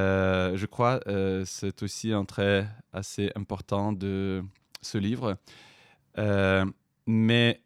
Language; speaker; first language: French; non-native, fluent; Ukrainian